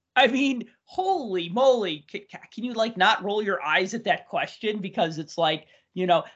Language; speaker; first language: English; native; English